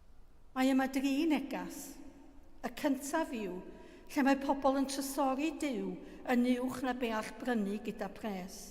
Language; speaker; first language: Welsh; native; Welsh